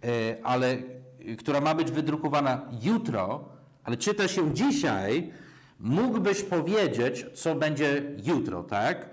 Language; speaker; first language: Polish; non-native, fluent; English